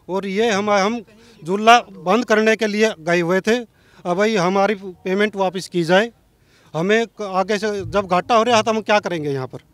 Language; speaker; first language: Hindi; non-native, local second language; Punjabi